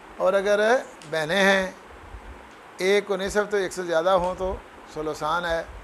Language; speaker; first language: Urdu; non-native, local second language; Punjabi